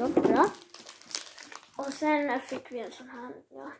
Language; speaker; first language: Swedish; early bilingual, other home language; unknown